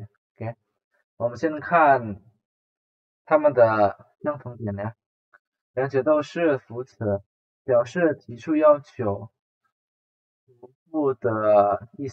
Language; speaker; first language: Chinese; non-native, fluent; Indonesian